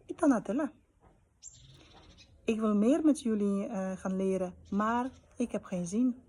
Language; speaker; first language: Dutch; non-native, fluent; Polish